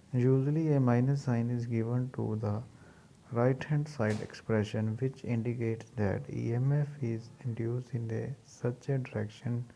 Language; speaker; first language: English; non-native, local second language; Punjabi